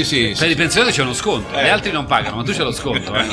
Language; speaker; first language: Italian; native; Italian